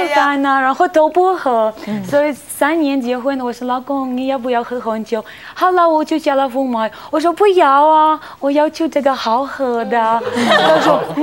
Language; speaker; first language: Chinese; non-native, learner; Russian